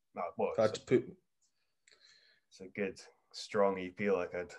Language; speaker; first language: English; native; English